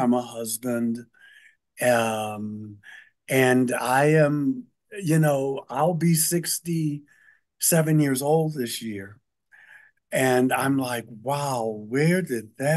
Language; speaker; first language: English; native; English